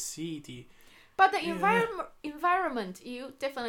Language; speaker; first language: English; non-native, learner; Italian